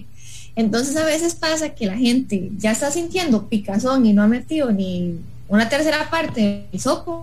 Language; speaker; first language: Spanish; native; Spanish